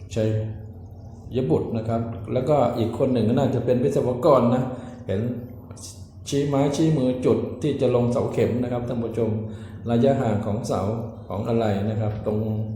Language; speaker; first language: Thai; native; Thai